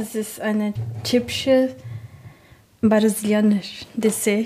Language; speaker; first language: German; non-native, learner; Portuguese